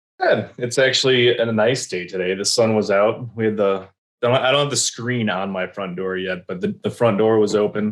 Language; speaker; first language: English; native; English